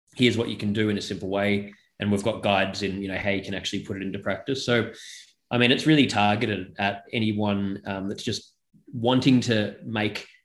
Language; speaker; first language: English; native; English